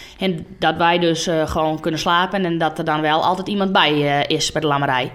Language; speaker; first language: Dutch; non-native, local second language; Western Frisian